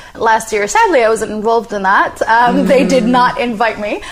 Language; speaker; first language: English; non-native, fluent; Arabic